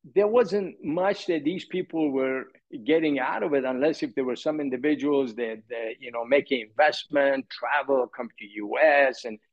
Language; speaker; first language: English; early bilingual, other home language; Persian